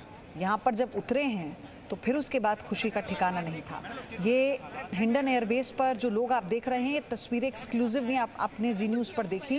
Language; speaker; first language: Hindi; native; Hindi